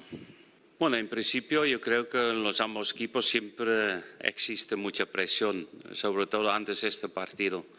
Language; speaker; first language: Spanish; non-native, fluent; Dutch